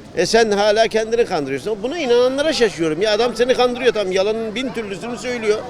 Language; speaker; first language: Turkish; native; Turkish